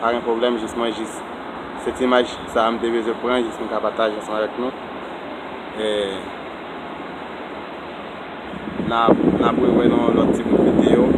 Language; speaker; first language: French; non-native, learner; Haitian Creole